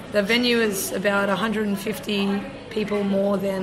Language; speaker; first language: English; native; English